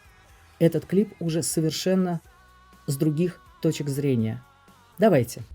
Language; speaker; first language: Russian; native; Russian